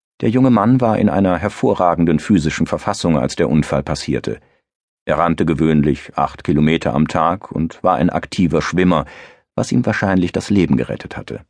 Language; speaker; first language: German; native; German